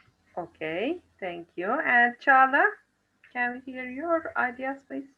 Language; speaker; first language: English; non-native, fluent; Turkish